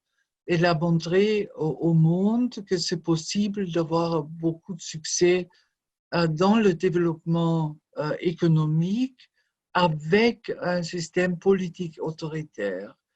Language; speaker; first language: French; non-native, fluent; German